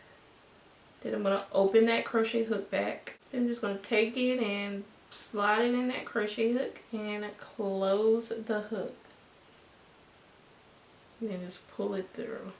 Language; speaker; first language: English; native; English